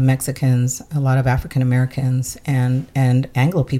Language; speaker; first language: English; early bilingual, other home language; Spanish